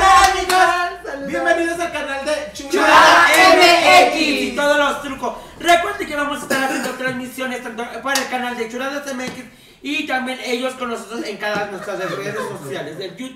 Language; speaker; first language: Spanish; native; Spanish